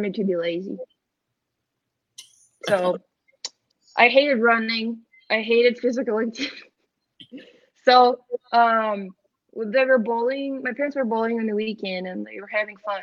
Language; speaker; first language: English; non-native, fluent; Ukrainian